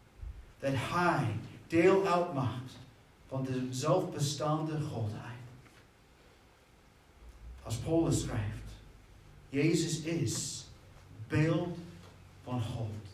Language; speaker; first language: Dutch; non-native, fluent; English